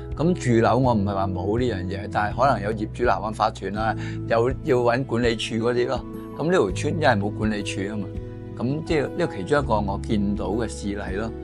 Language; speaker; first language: Cantonese; native; Cantonese